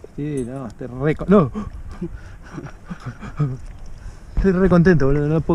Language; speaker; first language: Spanish; native; Spanish